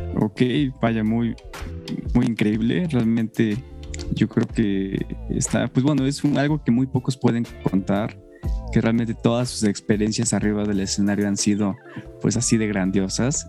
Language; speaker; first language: Spanish; native; Spanish